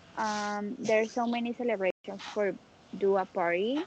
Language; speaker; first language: English; non-native, learner; Spanish